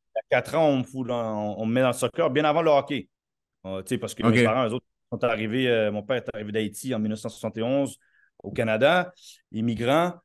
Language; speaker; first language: French; native; French